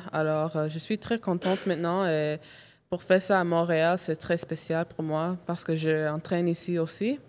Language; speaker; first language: French; non-native, local second language; English